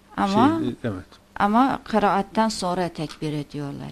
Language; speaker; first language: Turkish; non-native, fluent; Azerbaijani